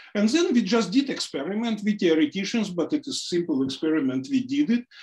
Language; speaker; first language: English; non-native, fluent; Russian